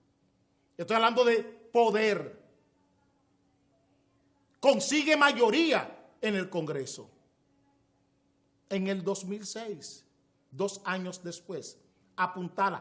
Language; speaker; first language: Spanish; native; Spanish